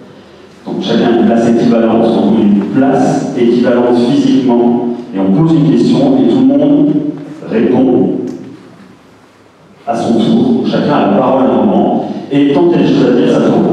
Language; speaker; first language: French; native; French